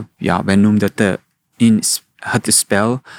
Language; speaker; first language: Dutch; non-native, learner; Persian